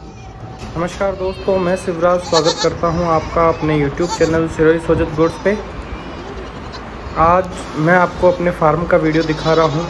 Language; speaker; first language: Hindi; native; Hindi